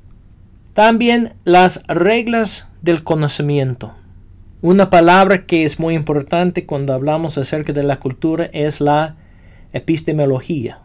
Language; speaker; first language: Spanish; non-native, fluent; English